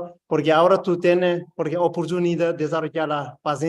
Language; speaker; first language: Spanish; non-native, learner; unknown